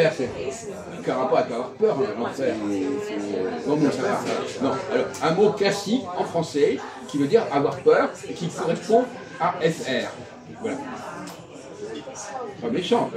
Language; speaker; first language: French; native; French